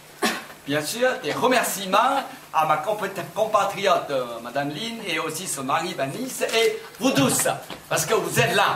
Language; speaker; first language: French; non-native, fluent; Chinese